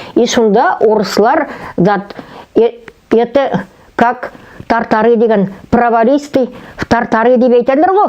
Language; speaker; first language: Russian; non-native, local second language; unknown